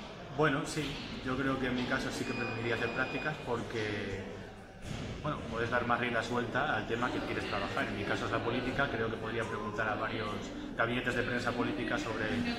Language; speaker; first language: Spanish; native; Spanish